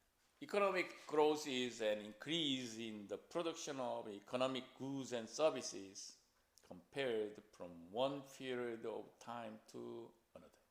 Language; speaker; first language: English; non-native, fluent; Korean